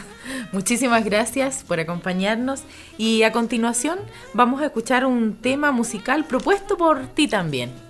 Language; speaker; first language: Spanish; native; Spanish